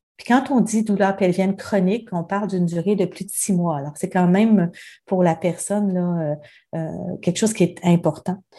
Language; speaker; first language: French; native; French